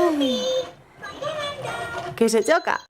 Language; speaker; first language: Spanish; native; Spanish